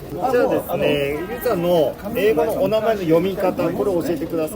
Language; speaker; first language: Japanese; native; Japanese